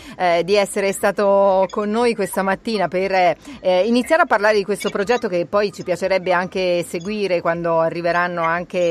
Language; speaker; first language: Italian; native; Italian